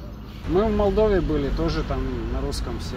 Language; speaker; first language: Russian; native; Russian